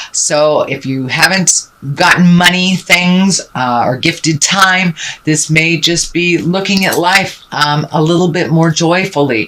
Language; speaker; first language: English; native; English